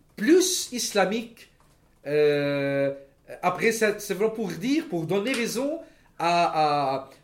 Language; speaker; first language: French; non-native, local second language; Arabic